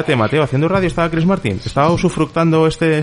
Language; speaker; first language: Spanish; native; Spanish